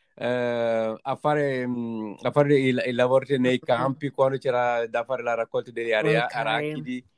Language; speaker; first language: Italian; non-native, fluent; Wolof